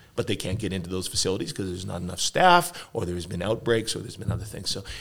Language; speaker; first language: English; native; English